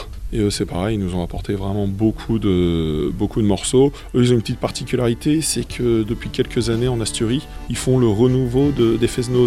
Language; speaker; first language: French; native; French